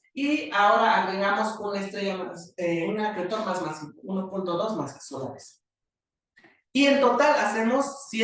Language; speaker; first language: Spanish; native; Spanish